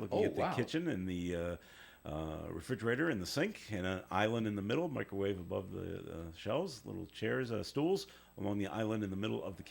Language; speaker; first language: English; native; English